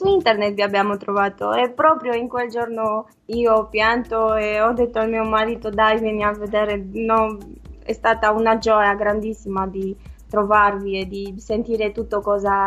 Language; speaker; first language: Italian; non-native, fluent; Romanian